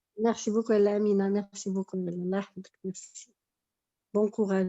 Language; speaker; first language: French; non-native, local second language; Arabic